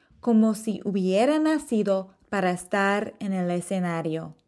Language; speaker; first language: Spanish; non-native, fluent; English